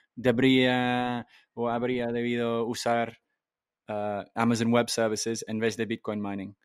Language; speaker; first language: Spanish; non-native, fluent; English